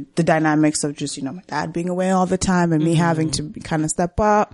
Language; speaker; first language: English; non-native, local second language; Kinyarwanda